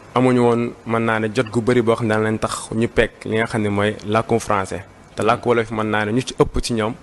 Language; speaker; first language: Wolof; early bilingual, heritage; Wolof